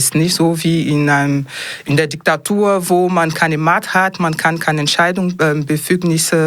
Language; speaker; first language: German; non-native, fluent; French